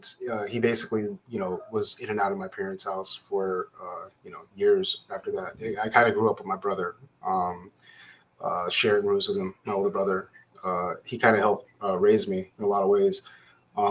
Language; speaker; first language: English; native; English